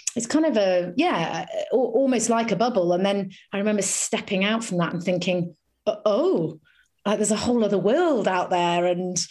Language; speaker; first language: English; native; English